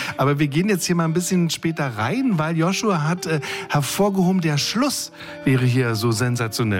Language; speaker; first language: German; native; German